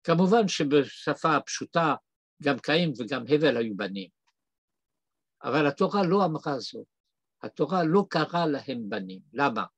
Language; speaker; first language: Hebrew; non-native, fluent; French